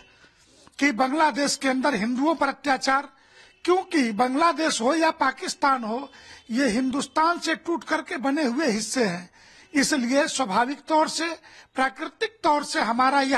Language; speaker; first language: Hindi; native; Hindi